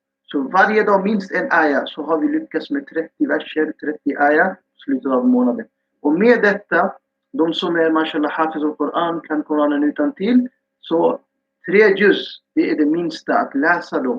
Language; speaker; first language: Swedish; non-native, fluent; Urdu